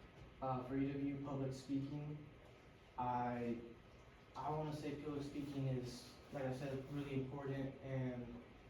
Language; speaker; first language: English; early bilingual, other home language; Spanish